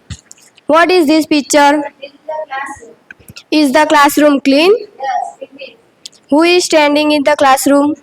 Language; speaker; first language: English; non-native, learner; Gujarati